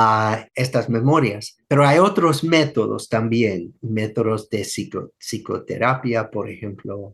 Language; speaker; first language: Spanish; non-native, fluent; English